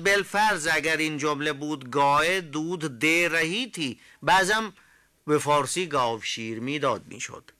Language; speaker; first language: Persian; non-native, fluent; Hindi